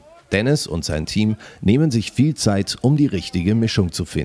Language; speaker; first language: German; native; German